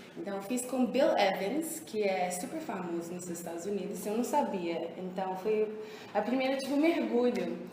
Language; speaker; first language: Portuguese; early bilingual, heritage; English